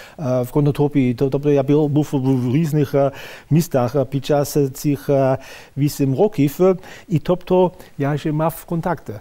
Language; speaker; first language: Ukrainian; non-native, fluent; German